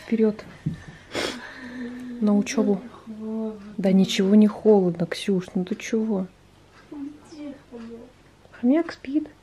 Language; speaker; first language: Russian; native; Russian